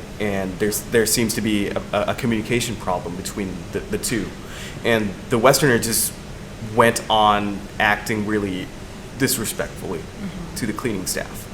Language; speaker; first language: English; non-native, fluent; Thai